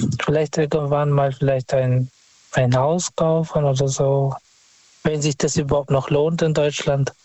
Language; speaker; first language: German; non-native, fluent; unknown